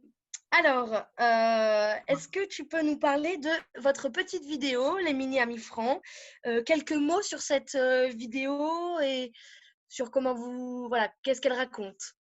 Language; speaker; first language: French; native; French